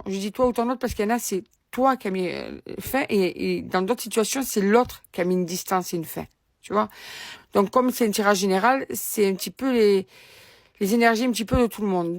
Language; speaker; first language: French; native; French